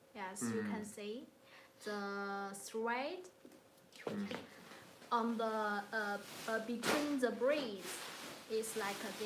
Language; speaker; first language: English; non-native, learner; Chinese